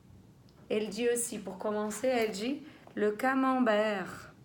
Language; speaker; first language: French; non-native, fluent; Portuguese